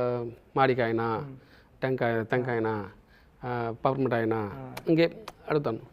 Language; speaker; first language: Telugu; non-native, learner; Tamil